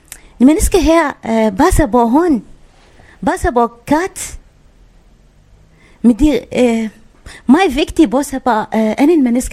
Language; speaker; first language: Danish; non-native, learner; Arabic